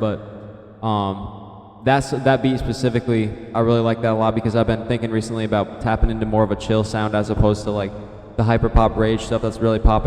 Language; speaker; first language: English; native; English